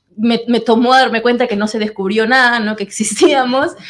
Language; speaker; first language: Spanish; native; Spanish